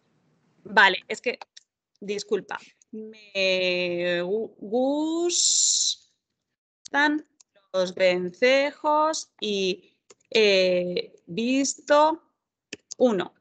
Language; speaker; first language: Spanish; native; Spanish